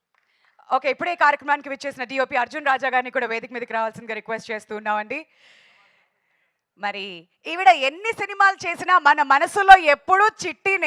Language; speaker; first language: Telugu; native; Telugu